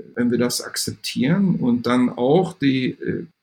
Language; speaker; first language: German; non-native, fluent; Swedish